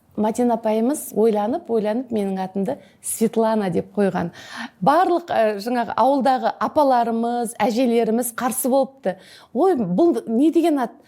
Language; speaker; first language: Kazakh; native; Kazakh